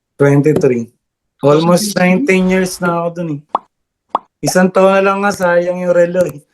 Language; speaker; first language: Filipino; non-native, local second language; Bikol